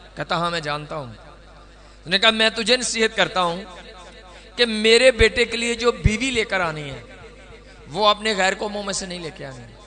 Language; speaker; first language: Urdu; non-native, local second language; Punjabi